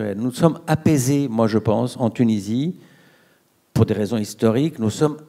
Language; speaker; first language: French; non-native, local second language; Arabic